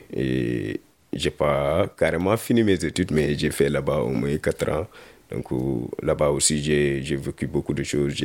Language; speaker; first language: French; non-native, local second language; Wolof